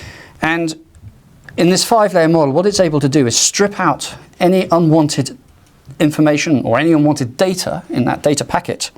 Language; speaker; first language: English; native; English